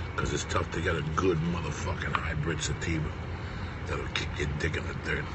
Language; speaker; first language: English; early bilingual, other home language; Spanish